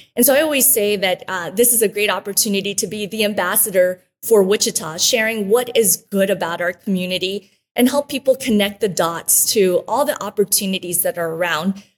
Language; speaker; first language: English; early bilingual, other home language; Spanish